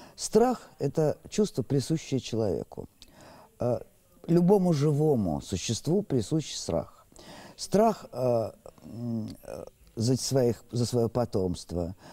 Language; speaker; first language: Russian; native; Russian